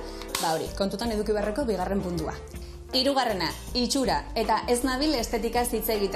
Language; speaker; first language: Basque; native; Basque